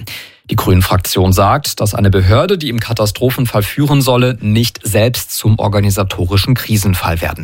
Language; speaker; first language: German; native; German